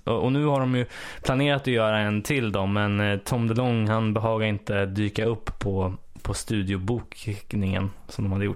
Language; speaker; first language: Swedish; native; Swedish